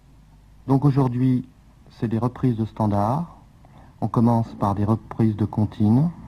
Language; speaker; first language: French; native; French